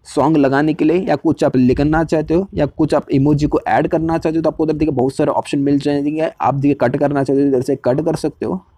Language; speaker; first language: Hindi; native; Hindi